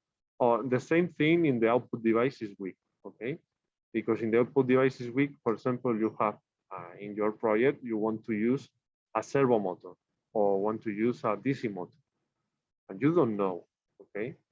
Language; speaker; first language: English; non-native, learner; Spanish